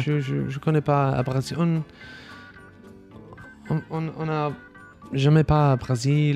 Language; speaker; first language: French; non-native, learner; Spanish